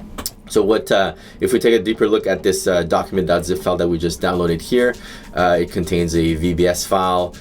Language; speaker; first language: English; native; English